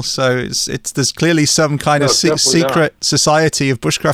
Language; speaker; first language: English; native; English